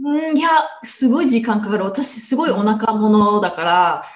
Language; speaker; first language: Japanese; non-native, fluent; English